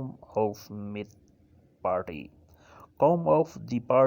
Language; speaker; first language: German; non-native, fluent; Urdu